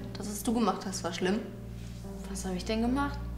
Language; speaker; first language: German; native; German